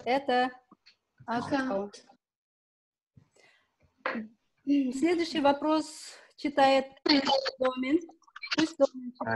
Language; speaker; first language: Russian; non-native, local second language; Kyrgyz